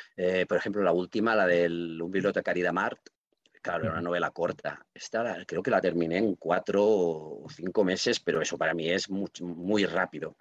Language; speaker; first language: Spanish; non-native, local second language; Catalan